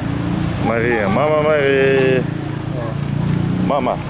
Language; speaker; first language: English; non-native, learner; Russian